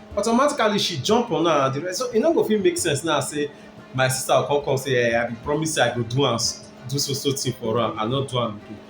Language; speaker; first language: Nigerian Pidgin; non-native, local second language; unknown